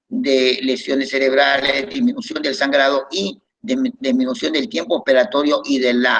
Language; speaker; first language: Spanish; native; Spanish